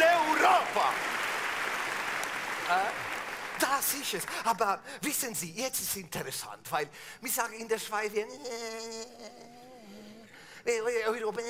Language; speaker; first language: German; non-native, fluent; Italian